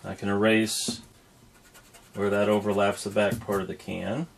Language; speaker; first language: English; native; English